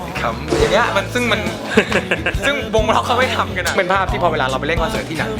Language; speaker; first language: Thai; native; Thai